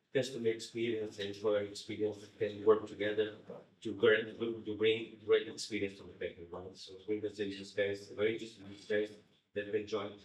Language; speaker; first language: English; non-native, fluent; Portuguese